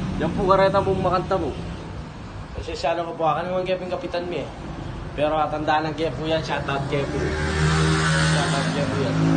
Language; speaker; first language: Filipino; non-native, local second language; Pampanga